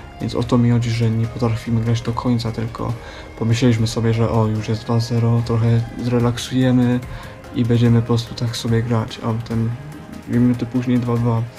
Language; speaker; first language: Polish; early bilingual, heritage; Polish